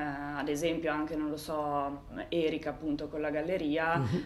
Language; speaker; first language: Italian; native; Italian